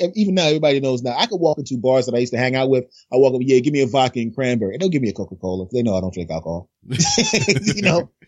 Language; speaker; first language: English; native; English